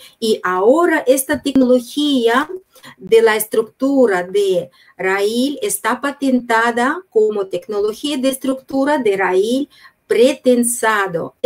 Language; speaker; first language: Spanish; non-native, fluent; Russian